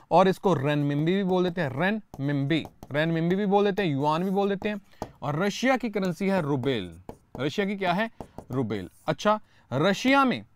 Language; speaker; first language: Hindi; non-native, local second language; Punjabi